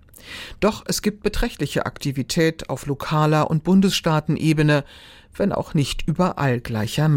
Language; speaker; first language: German; native; German